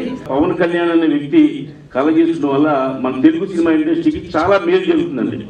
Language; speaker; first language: Telugu; native; Telugu